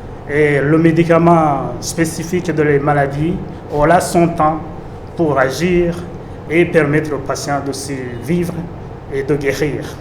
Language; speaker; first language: French; non-native, local second language; Rundi